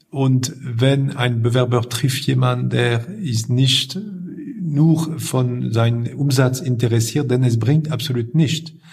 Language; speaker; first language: German; non-native, fluent; French